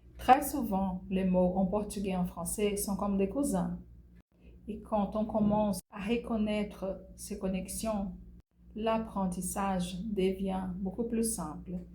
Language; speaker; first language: French; non-native, fluent; Portuguese